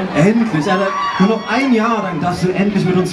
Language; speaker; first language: German; native; German